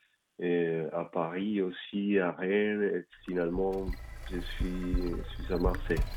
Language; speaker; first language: French; non-native, fluent; Spanish